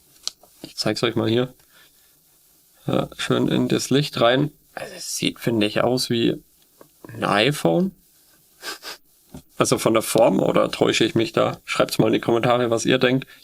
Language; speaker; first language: German; native; German